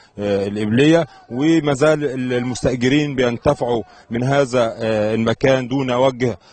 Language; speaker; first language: Egyptian Arabic; native; Egyptian Arabic